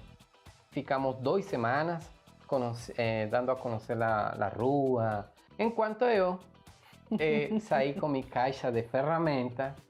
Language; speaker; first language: Portuguese; non-native, learner; Spanish